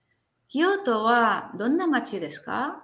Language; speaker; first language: Japanese; non-native, learner; Spanish